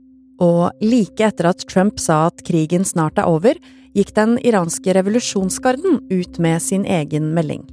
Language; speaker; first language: Norwegian; native; Norwegian